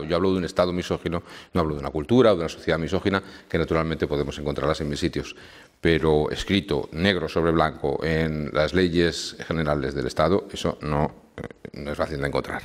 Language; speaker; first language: Spanish; native; Spanish